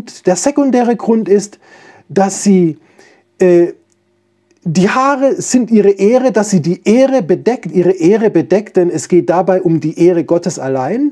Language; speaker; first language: German; native; German